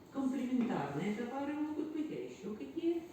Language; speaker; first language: Russian; native; Russian